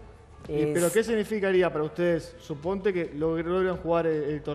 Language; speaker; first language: Spanish; native; Spanish